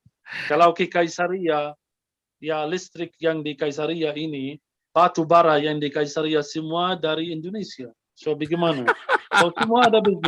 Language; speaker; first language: Indonesian; non-native, fluent; Arabic